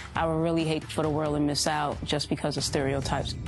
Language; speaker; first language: English; native; English